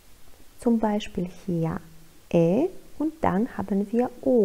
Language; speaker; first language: German; non-native, fluent; Polish